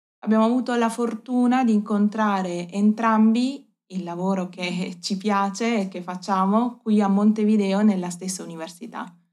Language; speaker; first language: Italian; native; Italian